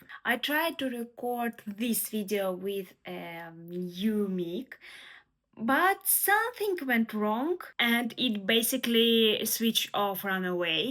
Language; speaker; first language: English; non-native, learner; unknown